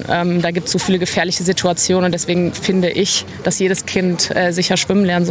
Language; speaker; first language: German; native; German